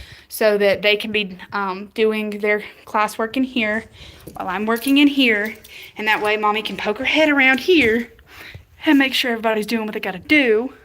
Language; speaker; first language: English; native; English